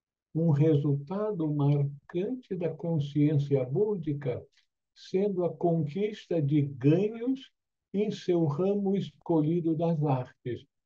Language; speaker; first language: Portuguese; native; Portuguese